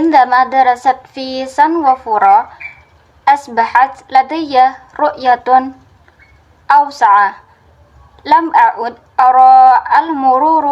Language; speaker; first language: Arabic; non-native, fluent; Indonesian